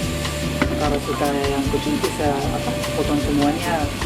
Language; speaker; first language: Indonesian; non-native, learner; Japanese